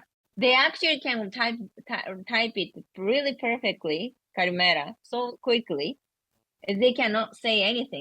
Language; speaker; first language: English; non-native, learner; Japanese